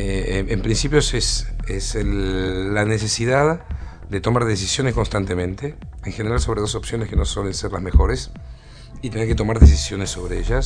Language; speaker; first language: Spanish; native; Spanish